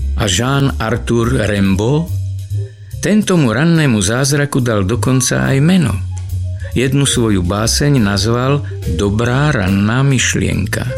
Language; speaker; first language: Slovak; native; Slovak